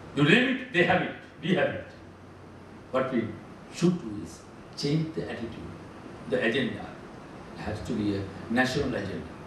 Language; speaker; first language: English; non-native, local second language; Sinhala